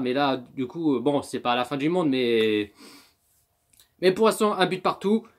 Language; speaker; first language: French; native; French